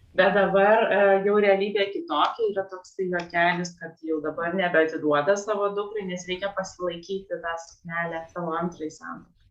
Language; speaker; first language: Lithuanian; native; Lithuanian